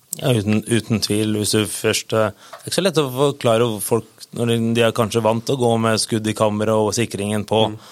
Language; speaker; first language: Norwegian; native; Norwegian